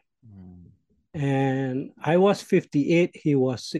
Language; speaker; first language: English; non-native, local second language; Malay